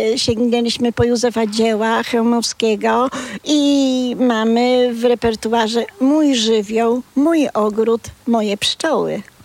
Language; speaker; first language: Polish; non-native, local second language; Kashubian